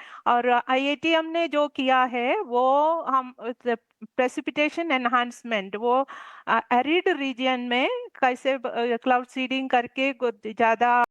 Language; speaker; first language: Hindi; non-native, local second language; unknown